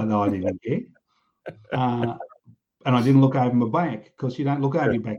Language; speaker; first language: English; native; English